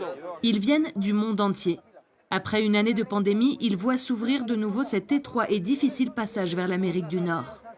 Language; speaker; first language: French; native; French